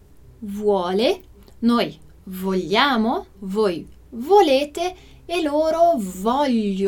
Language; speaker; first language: Italian; non-native, fluent; Portuguese